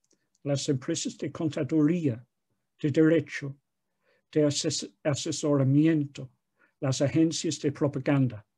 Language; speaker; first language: Spanish; non-native, fluent; English